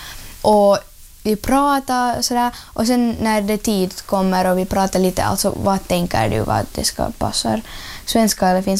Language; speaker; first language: Swedish; non-native, learner; Russian